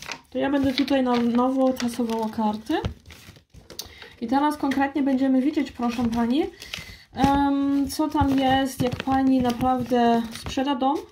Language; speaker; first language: Polish; early bilingual, heritage; Polish